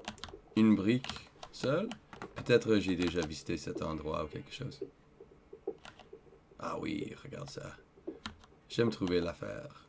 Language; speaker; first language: French; non-native, learner; English